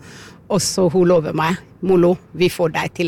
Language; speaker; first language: Norwegian; non-native, fluent; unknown